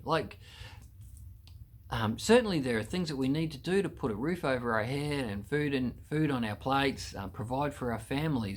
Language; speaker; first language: English; native; English